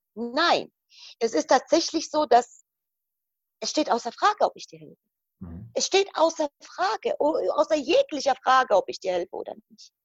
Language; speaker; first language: German; non-native, fluent; Croatian